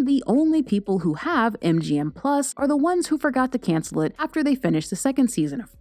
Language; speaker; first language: English; native; English